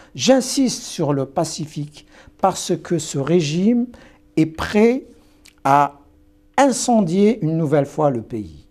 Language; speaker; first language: French; non-native, local second language; Kabyle